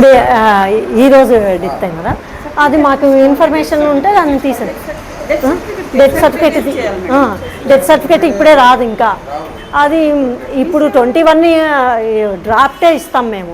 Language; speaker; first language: Telugu; native; Telugu